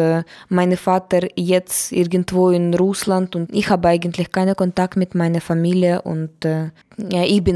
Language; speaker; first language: German; non-native, learner; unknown